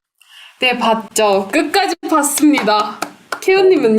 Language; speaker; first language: Korean; non-native, fluent; Turkish